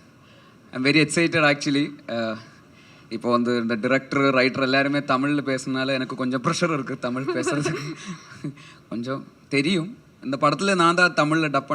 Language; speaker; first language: Tamil; non-native, learner; Malayalam